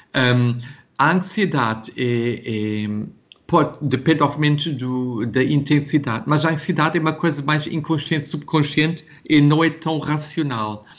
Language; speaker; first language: Portuguese; non-native, fluent; German